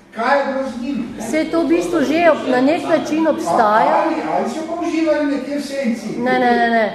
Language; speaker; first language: Slovenian; native; Slovenian